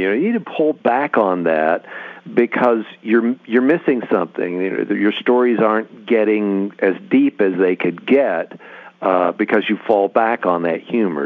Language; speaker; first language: English; native; English